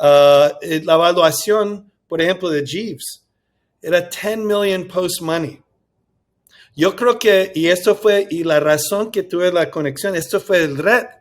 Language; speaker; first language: Spanish; early bilingual, heritage; English